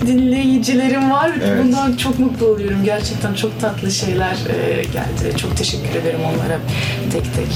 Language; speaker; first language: Turkish; early bilingual, heritage; Turkish